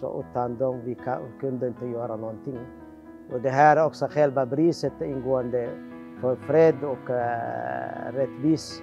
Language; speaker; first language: Swedish; non-native, learner; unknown